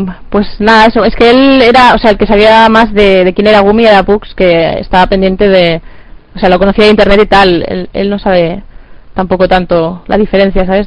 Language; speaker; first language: Spanish; native; Spanish